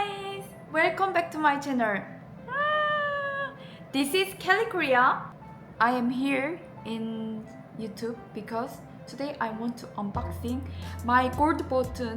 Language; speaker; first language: English; non-native, learner; Korean